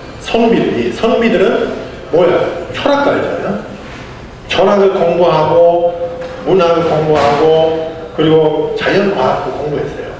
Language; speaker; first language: Korean; native; Korean